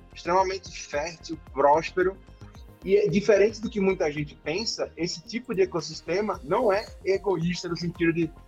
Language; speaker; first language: Portuguese; native; Portuguese